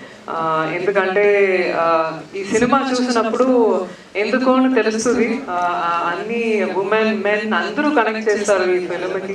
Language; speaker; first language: Telugu; non-native, learner; Tamil